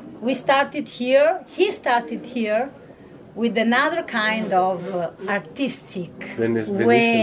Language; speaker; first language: English; non-native, learner; Italian